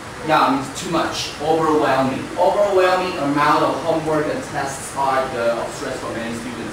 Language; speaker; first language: English; non-native, fluent; Chinese